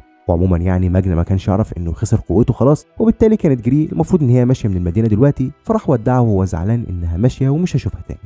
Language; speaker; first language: Arabic; native; Arabic